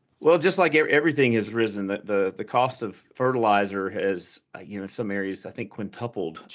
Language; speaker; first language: English; native; English